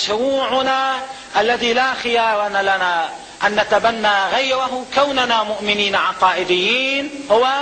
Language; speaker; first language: Arabic; native; Arabic